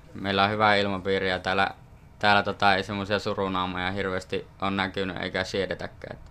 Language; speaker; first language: Finnish; native; Finnish